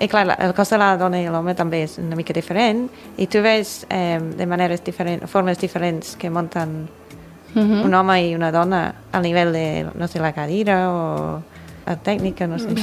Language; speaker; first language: Catalan; non-native, fluent; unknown